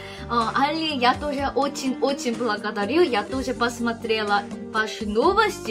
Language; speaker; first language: Russian; non-native, fluent; Korean